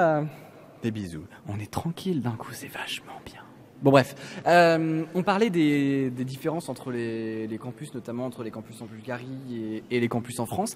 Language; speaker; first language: French; native; French